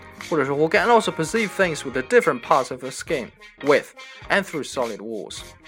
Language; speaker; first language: English; non-native, fluent; Chinese